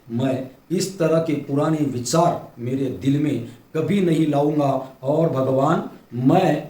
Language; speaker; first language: Hindi; non-native, local second language; Marathi